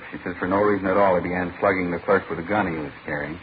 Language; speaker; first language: English; native; English